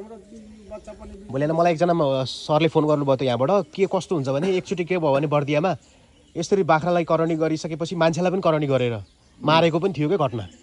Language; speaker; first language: Nepali; native; Nepali